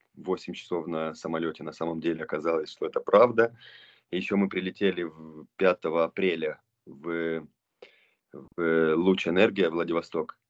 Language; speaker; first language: Russian; non-native, local second language; Romanian